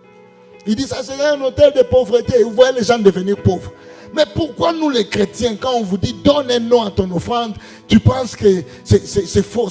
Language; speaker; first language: French; non-native, local second language; Lingala